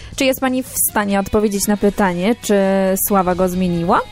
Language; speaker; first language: Polish; native; Polish